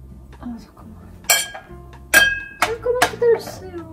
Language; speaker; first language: Korean; non-native, fluent; Romanian